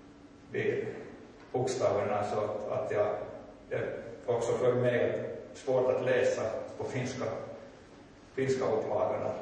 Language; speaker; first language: Swedish; non-native, local second language; Finnish